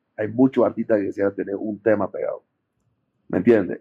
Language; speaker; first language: Spanish; native; Spanish